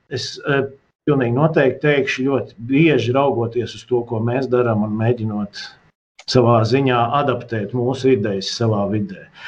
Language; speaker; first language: Latvian; native; Latvian